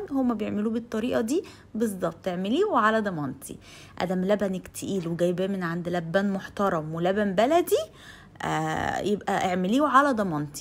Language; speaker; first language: Arabic; native; Arabic